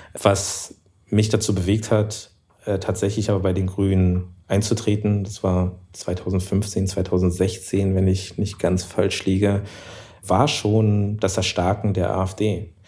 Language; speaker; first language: German; early bilingual, other home language; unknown